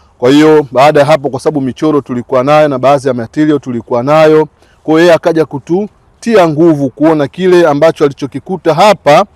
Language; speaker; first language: Swahili; native; Swahili